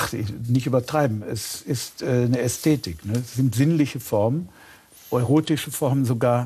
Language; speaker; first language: German; native; German